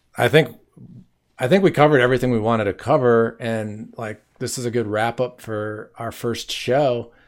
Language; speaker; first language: English; native; English